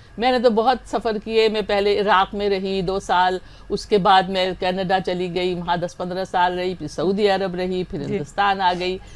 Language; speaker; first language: Hindi; native; Hindi